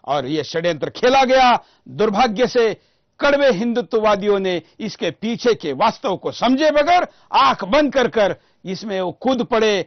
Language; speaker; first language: Hindi; non-native, local second language; Marathi